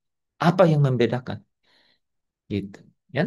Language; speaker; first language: Indonesian; native; Indonesian